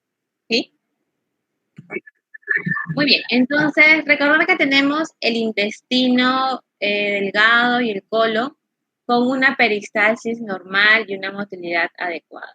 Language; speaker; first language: Spanish; native; Spanish